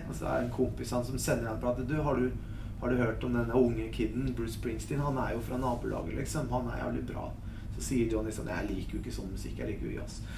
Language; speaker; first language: Norwegian; early bilingual, other home language; Spanish